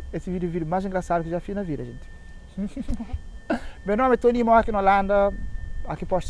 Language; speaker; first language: Portuguese; non-native, local second language; Kabuverdianu